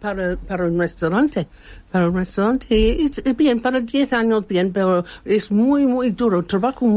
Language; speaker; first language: Spanish; non-native, learner; English